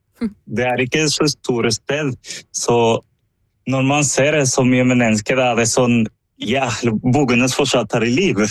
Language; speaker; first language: Norwegian; non-native, fluent; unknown